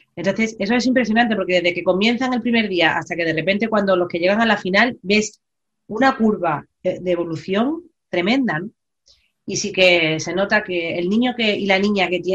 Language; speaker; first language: Spanish; native; Spanish